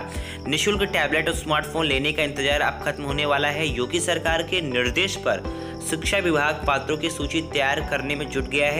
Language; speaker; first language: Hindi; native; Hindi